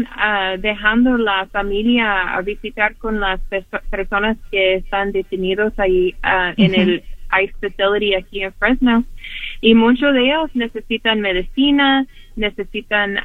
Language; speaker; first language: Spanish; early bilingual, heritage; Spanish